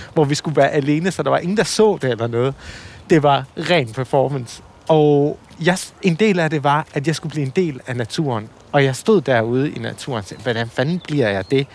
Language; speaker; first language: Danish; early bilingual, other home language; Assyrian Neo-Aramaic